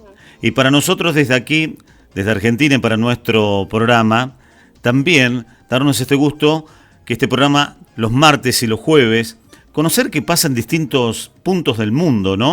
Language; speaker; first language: Spanish; native; Spanish